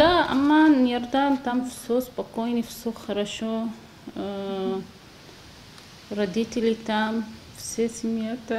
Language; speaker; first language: Russian; non-native, learner; Arabic